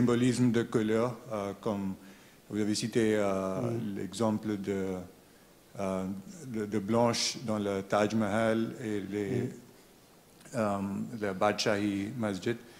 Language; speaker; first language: French; non-native, learner; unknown